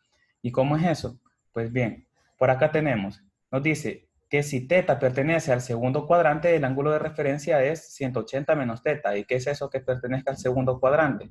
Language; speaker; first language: Spanish; native; Spanish